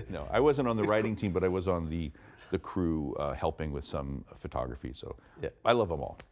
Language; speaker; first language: English; native; English